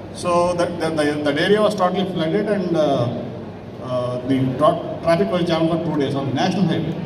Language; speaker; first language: English; non-native, local second language; Telugu